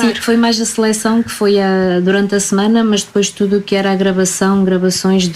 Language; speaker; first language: Portuguese; native; Portuguese